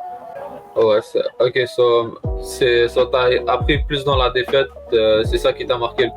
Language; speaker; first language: French; native; French